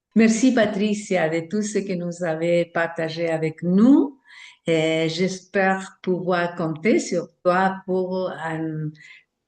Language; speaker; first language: French; non-native, fluent; Spanish